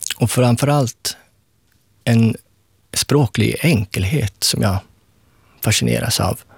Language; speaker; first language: Swedish; native; Swedish